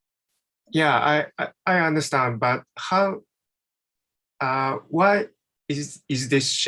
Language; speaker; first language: English; non-native, fluent; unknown